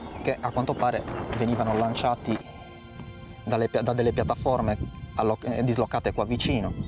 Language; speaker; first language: Italian; native; Italian